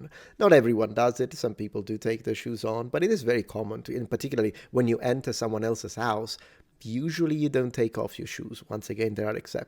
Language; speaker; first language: English; non-native, fluent; Italian